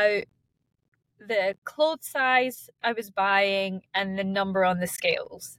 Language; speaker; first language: English; native; English